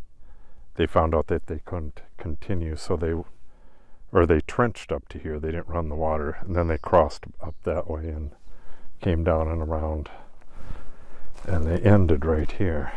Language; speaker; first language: English; native; English